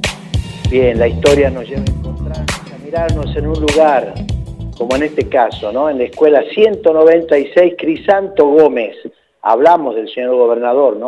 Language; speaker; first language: Spanish; native; Spanish